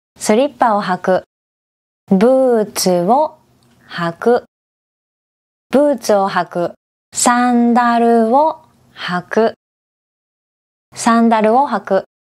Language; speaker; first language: Japanese; native; Japanese